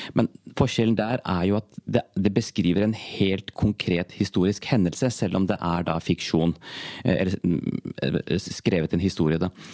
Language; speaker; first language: Norwegian; early bilingual, other home language; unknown